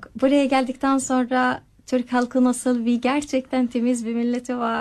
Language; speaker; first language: Turkish; non-native, fluent; Arabic